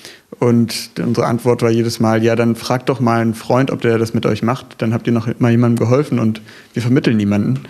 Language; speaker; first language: German; native; German